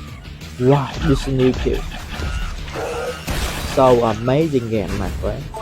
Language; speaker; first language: English; non-native, learner; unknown